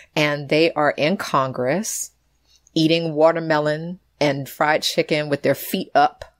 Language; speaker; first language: English; native; English